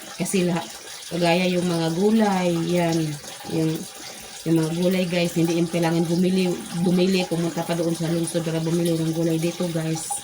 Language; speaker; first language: Filipino; non-native, local second language; Cebuano